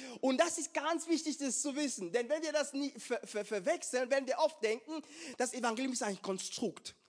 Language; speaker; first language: German; non-native, fluent; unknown